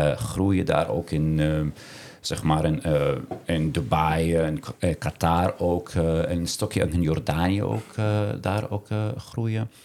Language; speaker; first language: Dutch; non-native, learner; Arabic